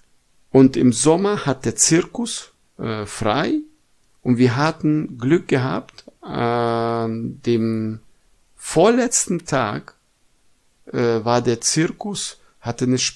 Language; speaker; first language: German; non-native, fluent; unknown